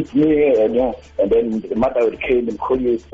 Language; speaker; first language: English; non-native, local second language; Xhosa